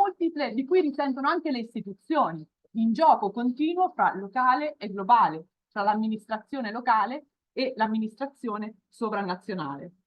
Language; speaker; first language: Italian; native; Italian